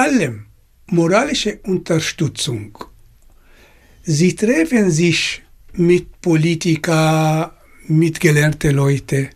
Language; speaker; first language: German; non-native, fluent; Arabic